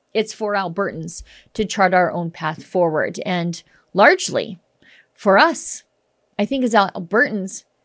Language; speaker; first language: English; native; English